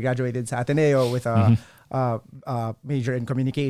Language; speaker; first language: English; non-native, local second language; Filipino